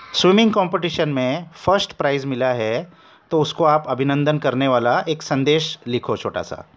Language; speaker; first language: Hindi; non-native, local second language; Marathi